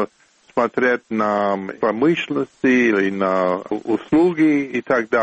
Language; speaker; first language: Russian; non-native, fluent; English